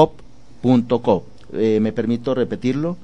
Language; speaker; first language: Spanish; native; Spanish